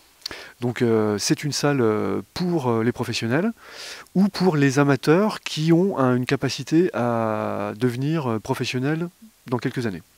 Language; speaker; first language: French; native; French